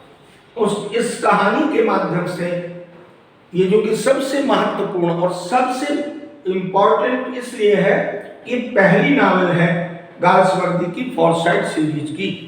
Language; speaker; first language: Hindi; native; Hindi